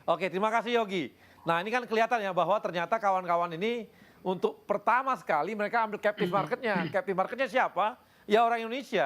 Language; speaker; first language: Indonesian; native; Indonesian